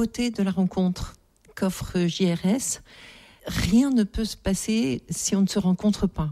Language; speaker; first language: French; native; French